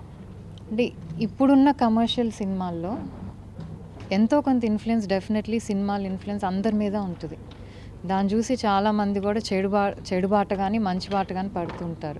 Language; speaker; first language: Telugu; native; Telugu